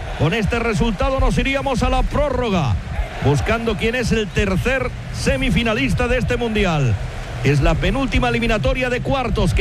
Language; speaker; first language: Spanish; native; Spanish